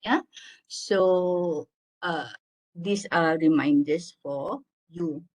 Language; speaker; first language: English; non-native, local second language; Malay